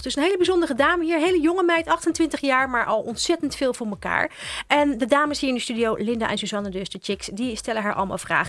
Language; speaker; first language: Dutch; native; Dutch